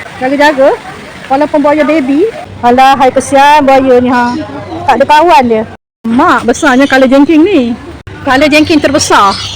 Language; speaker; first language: Malay; native; Malay